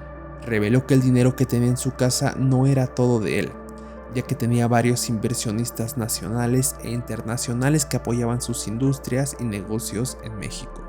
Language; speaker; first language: Spanish; native; Spanish